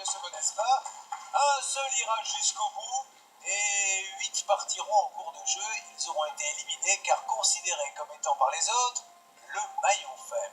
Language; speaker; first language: French; native; French